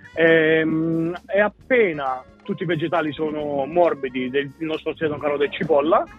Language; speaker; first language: Italian; native; Italian